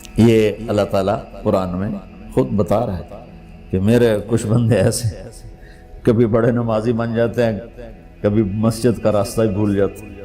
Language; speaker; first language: Urdu; non-native, local second language; Punjabi